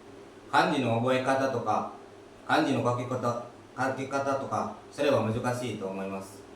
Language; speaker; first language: Japanese; non-native, learner; Indonesian